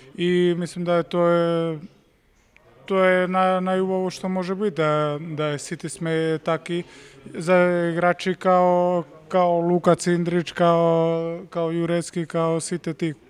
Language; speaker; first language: Macedonian; non-native, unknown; Spanish